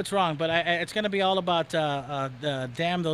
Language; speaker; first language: English; native; English